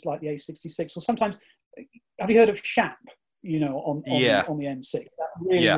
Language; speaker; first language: English; native; English